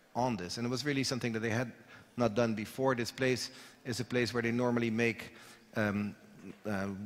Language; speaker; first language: English; non-native, fluent; Dutch